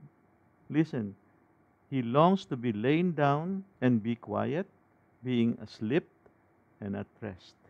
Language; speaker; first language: English; non-native, local second language; Filipino